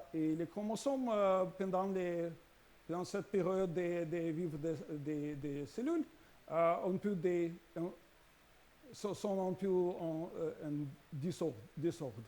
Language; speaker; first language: French; non-native, learner; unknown